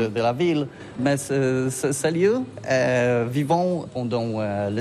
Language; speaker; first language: French; non-native, learner; Polish